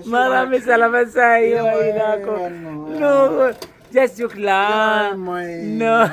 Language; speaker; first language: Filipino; non-native, learner; Arabic